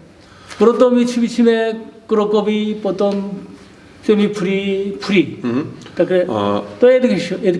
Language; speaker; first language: Czech; non-native, learner; Korean